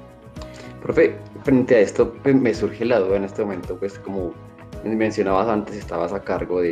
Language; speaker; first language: Spanish; native; Spanish